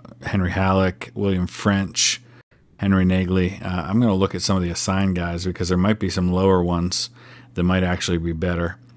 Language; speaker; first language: English; native; English